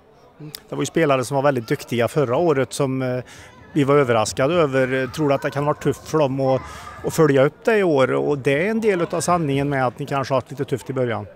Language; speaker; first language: Swedish; native; Swedish